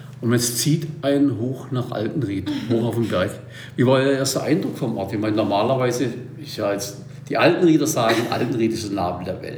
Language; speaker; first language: German; native; German